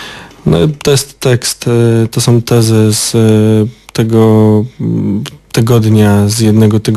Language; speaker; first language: Polish; native; Polish